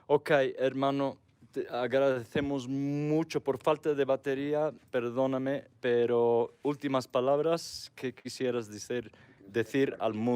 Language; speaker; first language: Spanish; non-native, fluent; English